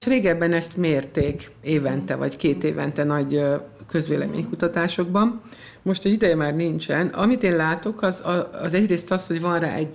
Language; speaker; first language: Hungarian; native; Hungarian